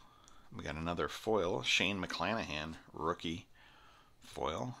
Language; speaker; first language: English; native; English